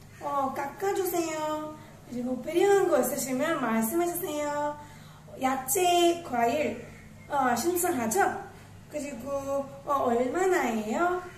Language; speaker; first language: Korean; non-native, learner; Tamil